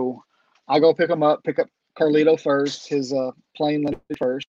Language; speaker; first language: English; native; English